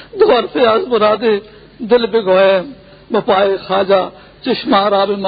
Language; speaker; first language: Urdu; non-native, local second language; Pashto